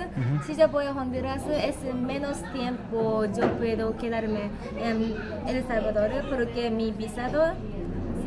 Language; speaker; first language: Spanish; non-native, learner; Japanese